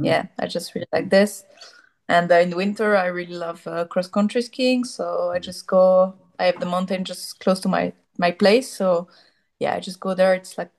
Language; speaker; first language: English; non-native, fluent; French